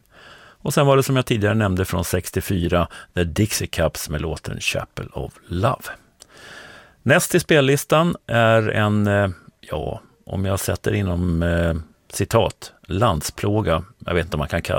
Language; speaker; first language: Swedish; native; Swedish